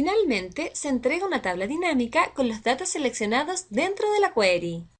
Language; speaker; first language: Spanish; native; Spanish